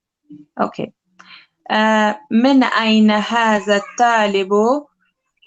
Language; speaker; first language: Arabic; non-native, learner; English